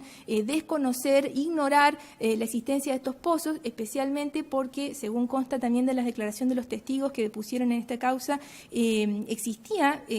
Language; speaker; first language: Spanish; native; Spanish